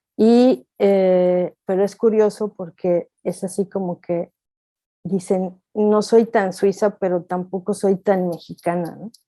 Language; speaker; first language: Spanish; native; Spanish